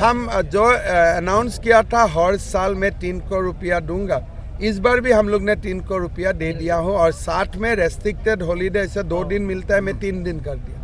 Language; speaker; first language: Hindi; non-native, local second language; Assamese